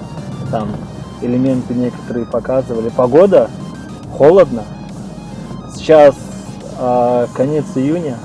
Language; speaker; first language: Russian; native; Russian